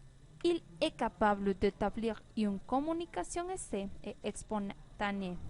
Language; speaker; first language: French; non-native, learner; Spanish